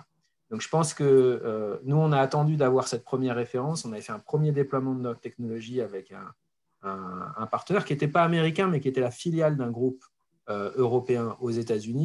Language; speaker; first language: French; native; French